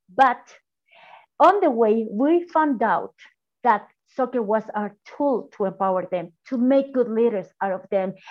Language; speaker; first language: English; non-native, fluent; Spanish